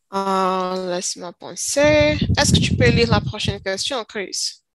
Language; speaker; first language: French; non-native, learner; Portuguese